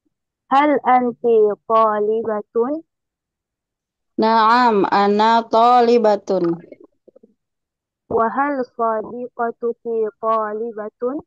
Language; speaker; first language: Arabic; non-native, learner; Indonesian